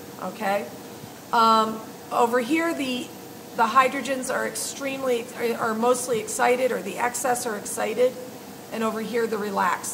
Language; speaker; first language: English; native; English